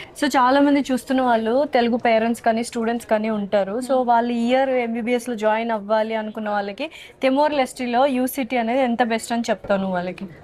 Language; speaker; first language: Telugu; native; Telugu